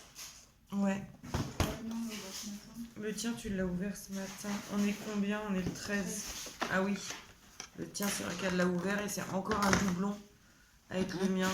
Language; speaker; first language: French; native; French